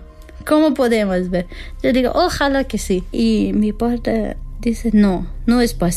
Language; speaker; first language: Spanish; non-native, learner; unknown